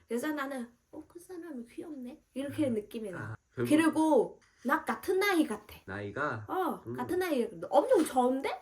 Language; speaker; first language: Korean; non-native, fluent; Vietnamese